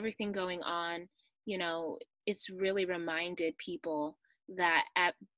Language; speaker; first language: English; native; English